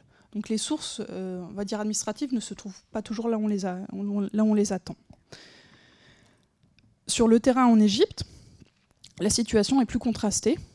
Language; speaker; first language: French; native; French